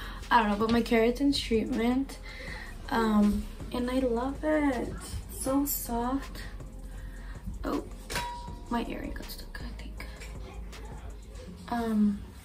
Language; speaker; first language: English; early bilingual, other home language; Spanish